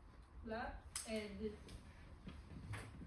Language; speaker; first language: French; non-native, learner; Filipino